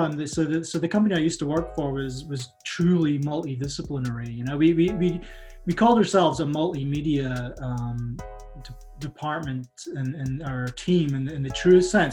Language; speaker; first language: English; native; English